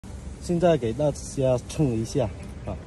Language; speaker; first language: Chinese; native; Chinese